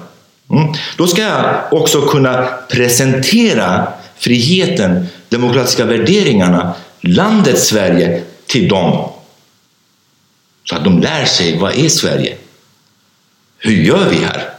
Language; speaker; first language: Swedish; non-native, fluent; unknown